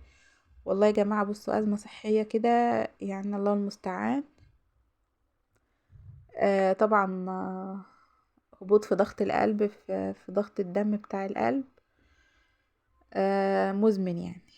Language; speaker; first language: Arabic; native; Arabic